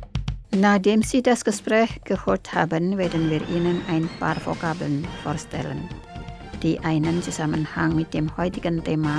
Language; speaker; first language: German; non-native, fluent; Indonesian